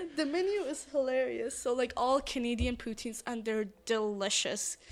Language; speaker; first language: English; non-native, fluent; Persian